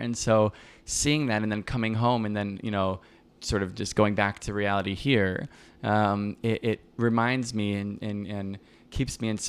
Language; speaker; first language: English; native; English